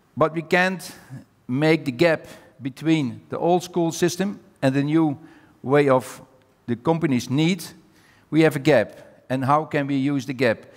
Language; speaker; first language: English; non-native, fluent; Dutch